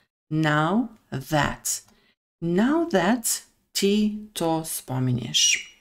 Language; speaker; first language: English; non-native, fluent; Serbian